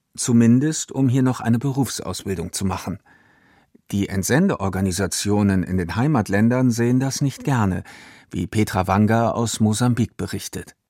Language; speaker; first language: German; native; German